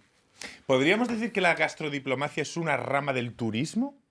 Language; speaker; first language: Spanish; native; Spanish